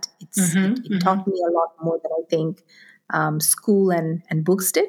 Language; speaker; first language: English; non-native, local second language; Bangla